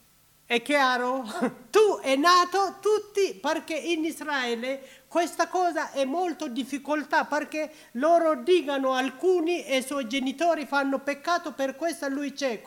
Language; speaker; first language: Italian; non-native, learner; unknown